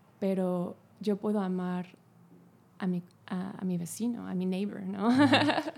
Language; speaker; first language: Spanish; non-native, fluent; English